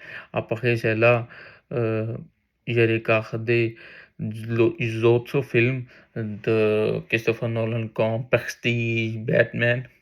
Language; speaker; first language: French; non-native, learner; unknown